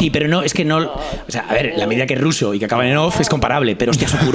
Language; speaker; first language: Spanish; non-native, local second language; Catalan